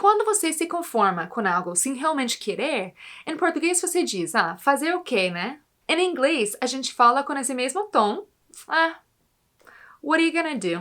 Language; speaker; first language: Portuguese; non-native, fluent; English